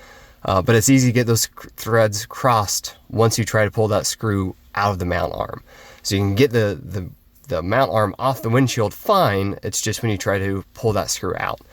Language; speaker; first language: English; native; English